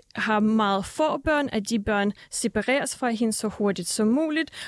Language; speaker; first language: Danish; early bilingual, other home language; Russian